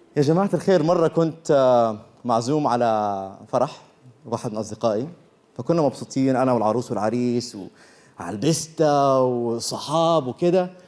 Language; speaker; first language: Arabic; early bilingual, other home language; Korean